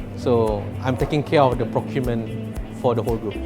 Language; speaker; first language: English; non-native, local second language; Malay